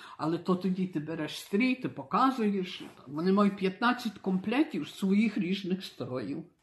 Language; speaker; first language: Ukrainian; early bilingual, heritage; Ukrainian